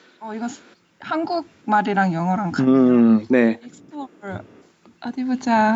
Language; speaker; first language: Korean; early bilingual, heritage; Korean